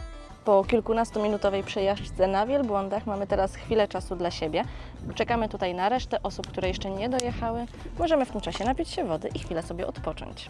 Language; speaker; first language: Polish; native; Polish